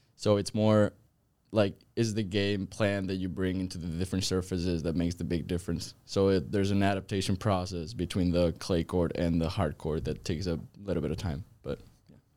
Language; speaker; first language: English; non-native, fluent; Spanish